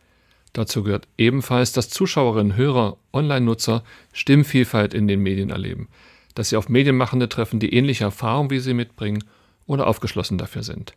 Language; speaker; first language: German; native; German